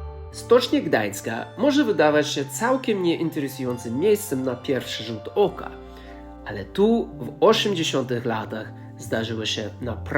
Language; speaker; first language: Polish; non-native, fluent; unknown